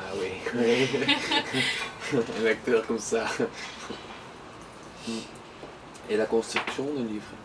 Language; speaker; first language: French; non-native, learner; Dutch